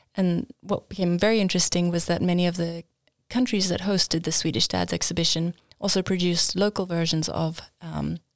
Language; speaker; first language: English; native; English